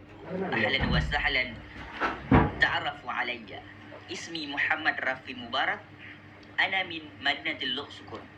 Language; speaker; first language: Arabic; non-native, learner; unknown